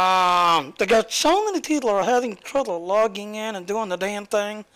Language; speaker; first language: English; native; English